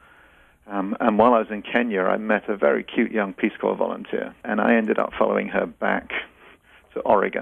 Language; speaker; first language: English; native; English